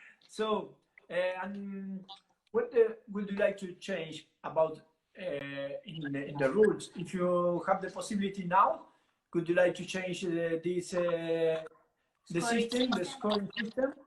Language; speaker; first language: English; non-native, learner; Italian